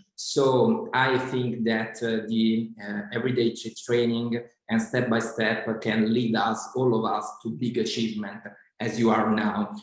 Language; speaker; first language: English; non-native, fluent; Italian